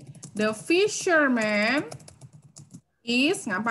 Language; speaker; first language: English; non-native, fluent; Indonesian